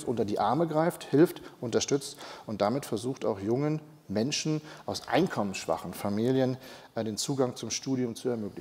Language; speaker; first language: German; native; German